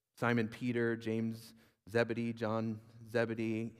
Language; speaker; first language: English; native; English